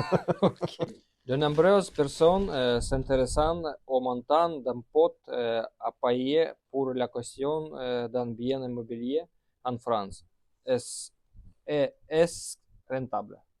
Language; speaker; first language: French; non-native, learner; Russian